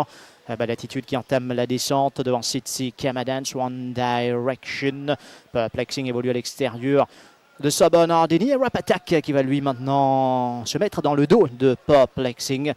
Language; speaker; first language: French; non-native, local second language; Morisyen